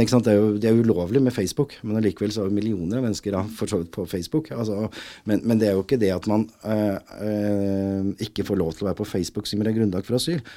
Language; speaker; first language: Norwegian; native; Norwegian